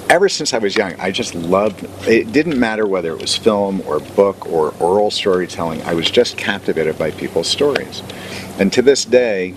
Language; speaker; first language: English; native; English